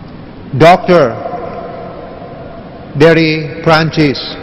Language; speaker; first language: Indonesian; non-native, learner; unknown